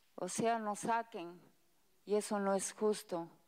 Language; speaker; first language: Spanish; native; Spanish